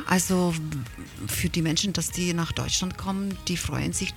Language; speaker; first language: German; non-native, fluent; Ukrainian